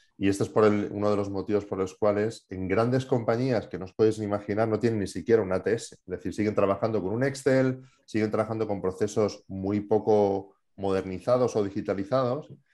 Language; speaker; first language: Spanish; native; Spanish